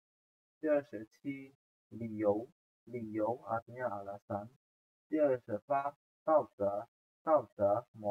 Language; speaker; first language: Chinese; non-native, fluent; Indonesian